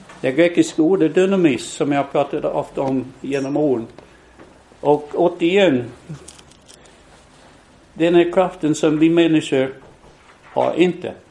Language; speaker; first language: Swedish; non-native, fluent; English